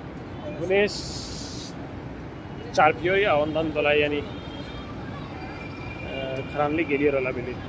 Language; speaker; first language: Turkish; non-native, fluent; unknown